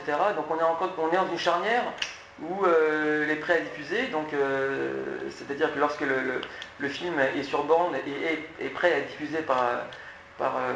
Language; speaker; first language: French; native; French